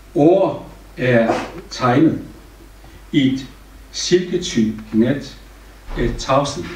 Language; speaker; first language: Danish; non-native, fluent; Turkish